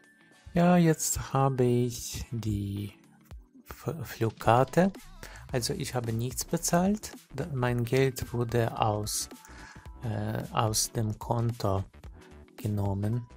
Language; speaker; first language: German; non-native, learner; Ukrainian